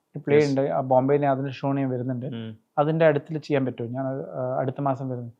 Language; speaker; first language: Malayalam; early bilingual, heritage; Malayalam